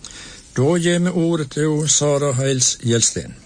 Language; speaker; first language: Norwegian; native; Norwegian